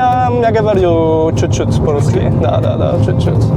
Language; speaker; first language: Russian; non-native, learner; French